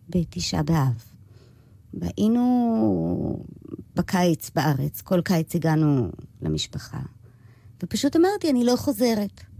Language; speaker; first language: Hebrew; early bilingual, other home language; English